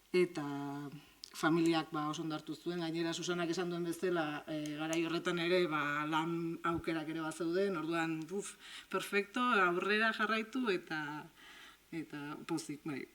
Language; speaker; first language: Basque; native; Basque